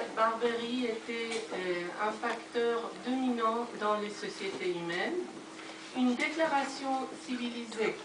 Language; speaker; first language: French; non-native, fluent; Persian